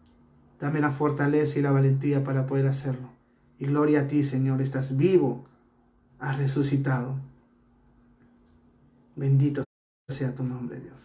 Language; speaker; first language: Spanish; native; Spanish